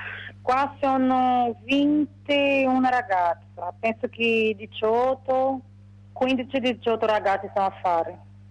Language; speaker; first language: Italian; non-native, learner; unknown